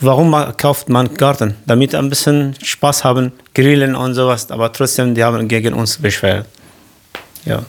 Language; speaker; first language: German; non-native, local second language; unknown